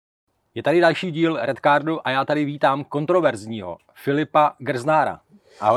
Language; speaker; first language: Czech; native; Czech